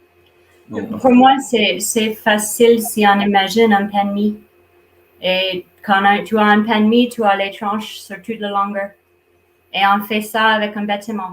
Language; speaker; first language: French; non-native, fluent; English